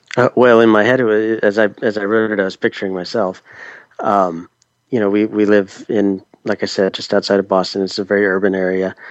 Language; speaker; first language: English; native; English